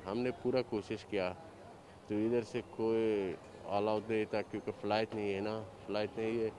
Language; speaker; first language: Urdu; non-native, learner; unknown